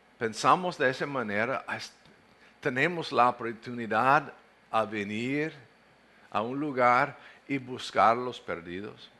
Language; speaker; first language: Spanish; non-native, fluent; English